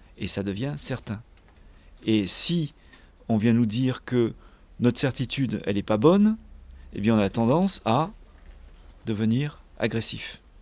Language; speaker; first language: French; native; French